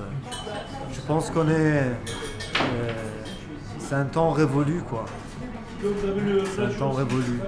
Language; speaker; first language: French; early bilingual, other home language; Persian